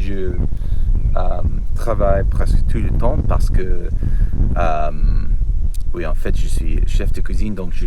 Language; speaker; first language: French; non-native, learner; English